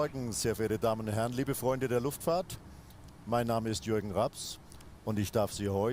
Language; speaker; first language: German; native; German